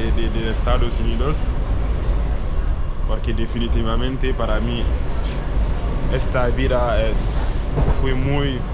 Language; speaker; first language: Spanish; non-native, learner; French